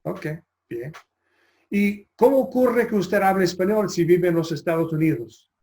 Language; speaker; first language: Spanish; non-native, fluent; English